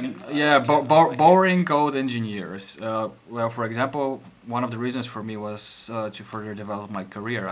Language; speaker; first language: English; non-native, fluent; Bulgarian